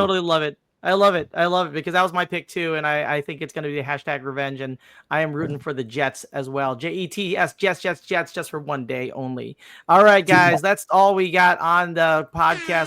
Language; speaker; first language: English; native; English